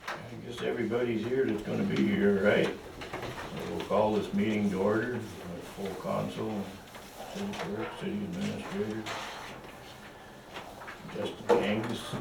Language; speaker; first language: English; native; English